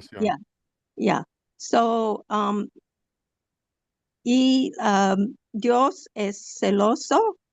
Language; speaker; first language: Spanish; non-native, learner; English